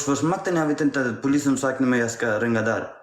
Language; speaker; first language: Swedish; non-native, learner; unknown